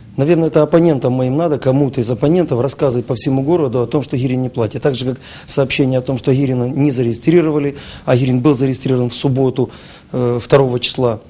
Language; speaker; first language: Russian; native; Russian